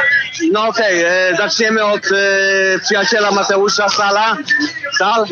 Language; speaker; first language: Polish; early bilingual, heritage; Polish